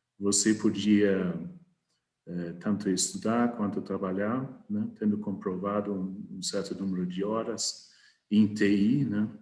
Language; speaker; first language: Portuguese; non-native, fluent; German